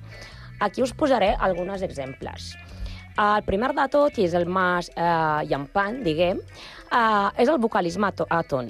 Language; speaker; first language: Catalan; non-native, learner; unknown